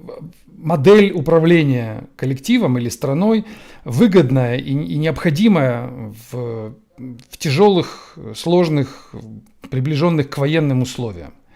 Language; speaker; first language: Russian; native; Russian